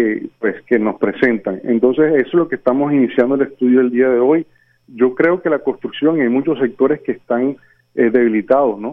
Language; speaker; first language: Spanish; native; Spanish